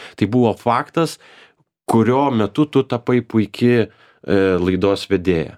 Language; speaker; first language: Lithuanian; native; Lithuanian